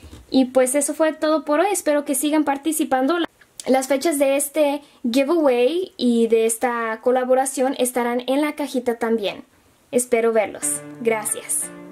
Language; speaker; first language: Spanish; early bilingual, heritage; Spanish